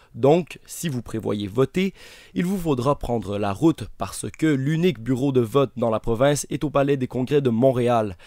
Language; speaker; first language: French; native; French